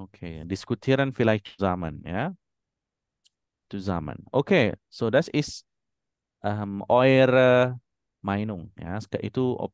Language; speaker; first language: German; non-native, fluent; Indonesian